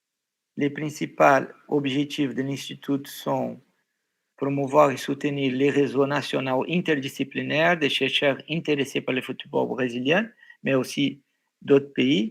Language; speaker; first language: French; non-native, fluent; Portuguese